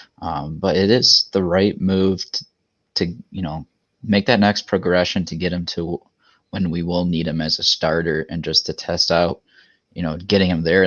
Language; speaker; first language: English; native; English